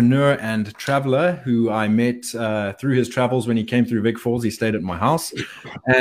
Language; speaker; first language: English; native; English